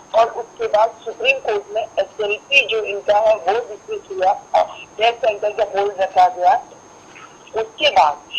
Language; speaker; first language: Hindi; native; Hindi